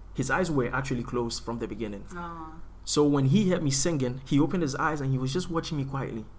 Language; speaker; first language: English; non-native, local second language; Akan